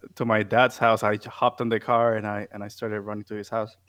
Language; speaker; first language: English; non-native, fluent; Spanish